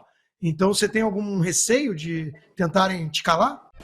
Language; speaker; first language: Portuguese; native; Portuguese